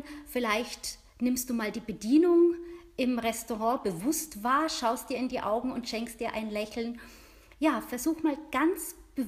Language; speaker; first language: German; native; German